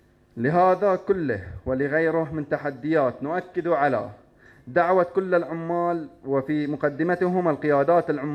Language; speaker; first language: Arabic; native; Arabic